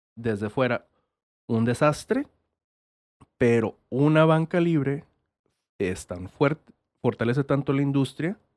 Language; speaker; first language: Spanish; native; Spanish